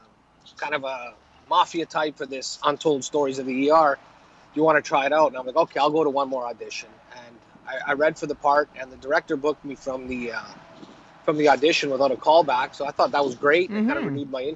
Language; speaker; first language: English; native; English